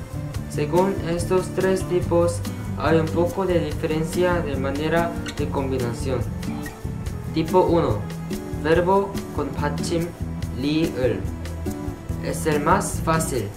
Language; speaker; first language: Spanish; non-native, fluent; Korean